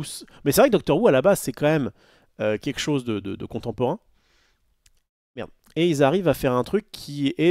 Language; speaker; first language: French; native; French